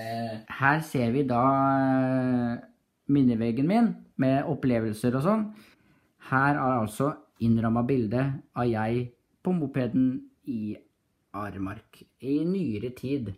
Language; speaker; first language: Norwegian; native; Norwegian